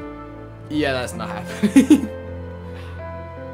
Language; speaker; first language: English; native; English